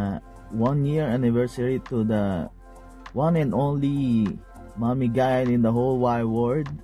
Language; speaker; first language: English; non-native, local second language; Filipino